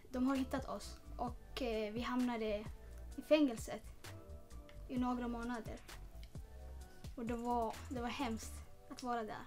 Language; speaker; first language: Swedish; non-native, learner; Tigrinya